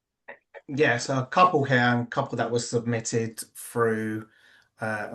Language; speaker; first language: English; native; English